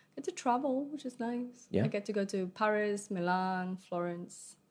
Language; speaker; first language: English; early bilingual, other home language; Vietnamese